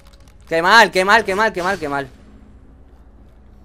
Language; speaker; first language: Spanish; native; Spanish